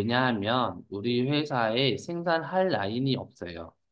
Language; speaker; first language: Korean; non-native, fluent; Vietnamese